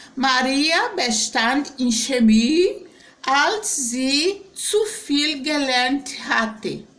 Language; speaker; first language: German; non-native, fluent; Portuguese